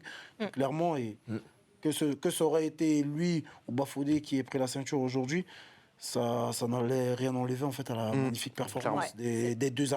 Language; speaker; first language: French; native; French